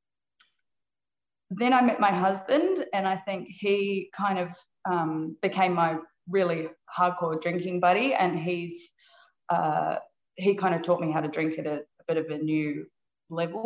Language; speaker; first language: English; native; English